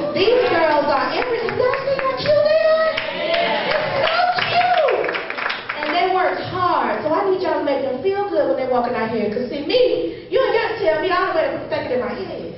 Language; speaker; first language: English; native; English